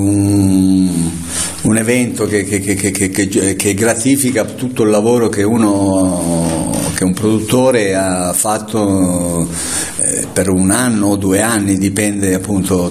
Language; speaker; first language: Italian; native; Italian